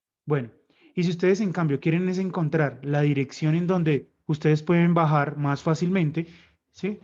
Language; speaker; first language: Spanish; native; Spanish